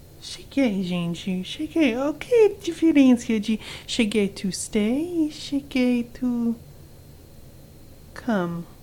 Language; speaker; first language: Portuguese; non-native, learner; English